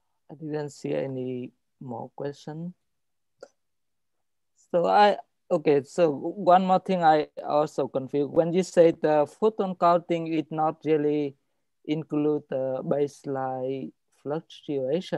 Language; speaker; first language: English; non-native, fluent; Vietnamese